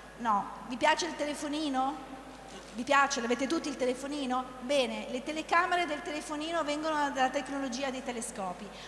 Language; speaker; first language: Italian; native; Italian